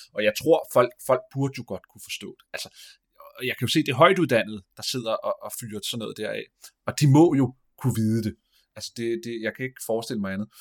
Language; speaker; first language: Danish; native; Danish